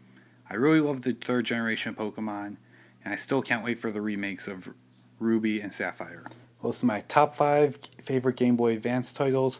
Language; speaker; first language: English; native; English